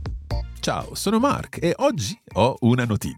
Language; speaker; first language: Italian; non-native, fluent; English